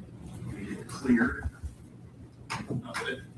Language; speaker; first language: English; native; English